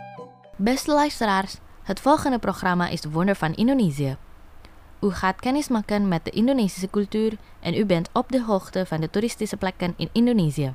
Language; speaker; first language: Dutch; non-native, fluent; Indonesian